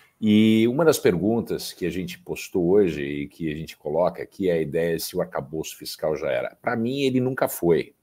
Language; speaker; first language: Portuguese; early bilingual, heritage; Portuguese